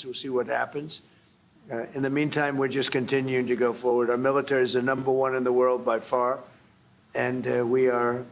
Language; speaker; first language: English; native; English